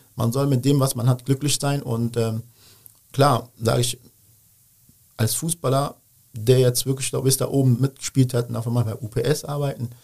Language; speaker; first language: German; early bilingual, other home language; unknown